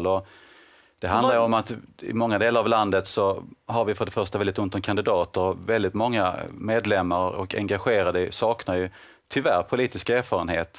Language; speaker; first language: Swedish; native; Swedish